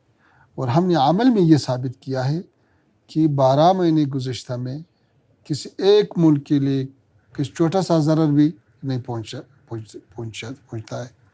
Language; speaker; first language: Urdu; non-native, fluent; Pashto